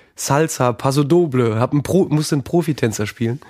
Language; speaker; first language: German; native; German